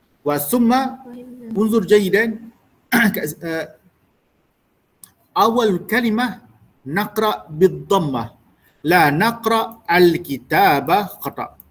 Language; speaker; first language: Arabic; non-native, fluent; Malay